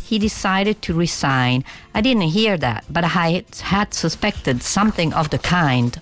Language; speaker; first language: English; non-native, fluent; Italian